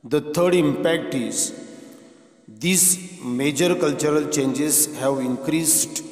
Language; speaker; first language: English; non-native, local second language; Marathi